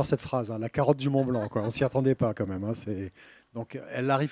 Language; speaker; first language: French; native; French